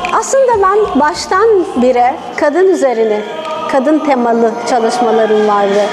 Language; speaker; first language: Turkish; non-native, fluent; Persian